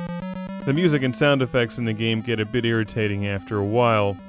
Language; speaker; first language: English; native; English